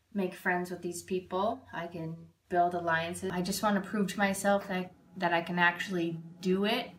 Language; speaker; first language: English; native; English